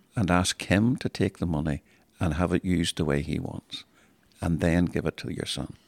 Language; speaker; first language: English; native; English